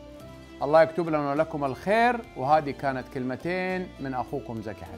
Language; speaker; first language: Arabic; native; Arabic